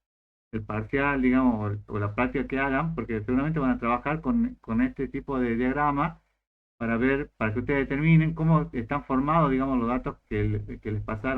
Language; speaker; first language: Spanish; native; Spanish